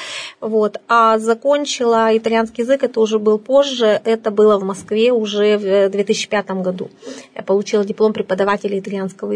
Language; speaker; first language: Russian; native; Russian